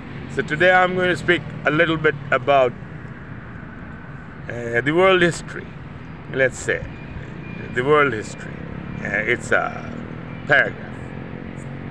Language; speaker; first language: English; non-native, local second language; Urdu